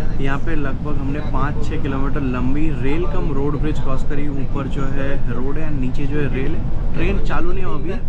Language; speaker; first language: Hindi; native; Hindi